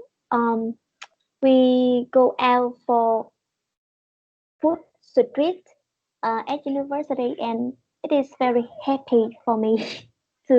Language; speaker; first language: English; non-native, learner; Vietnamese